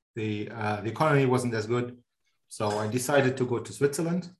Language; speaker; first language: English; non-native, fluent; German